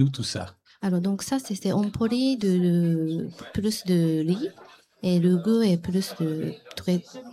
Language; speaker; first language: French; non-native, learner; Japanese